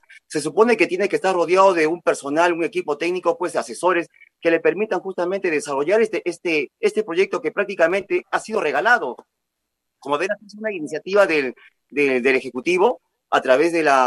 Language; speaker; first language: Spanish; native; Spanish